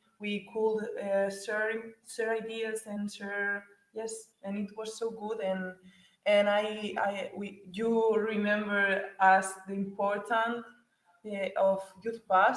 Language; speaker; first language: English; non-native, learner; Spanish